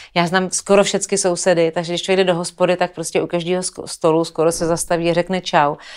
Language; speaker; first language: Czech; native; Czech